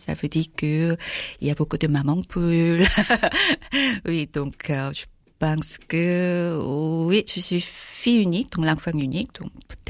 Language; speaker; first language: French; non-native, learner; Korean